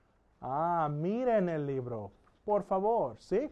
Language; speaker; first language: Spanish; non-native, fluent; English